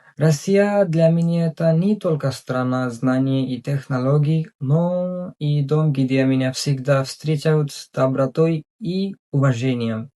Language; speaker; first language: Russian; non-native, fluent; Bangla